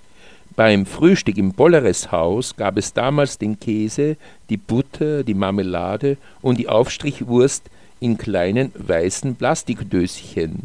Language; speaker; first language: German; native; German